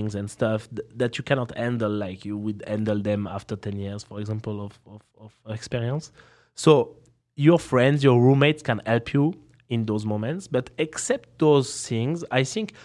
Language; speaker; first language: English; non-native, fluent; French